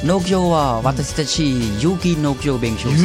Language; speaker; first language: Japanese; non-native, learner; Khmer